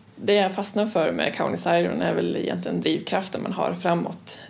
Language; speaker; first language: Swedish; native; Swedish